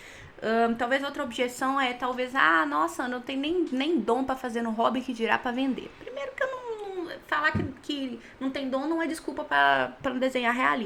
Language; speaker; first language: Portuguese; native; Portuguese